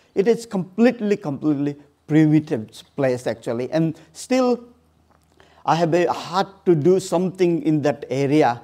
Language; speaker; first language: English; non-native, local second language; Odia